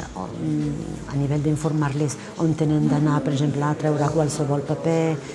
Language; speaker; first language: Catalan; non-native, fluent; Arabic